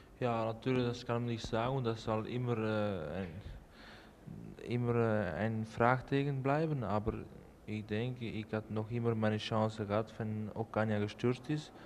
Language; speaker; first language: German; non-native, learner; Dutch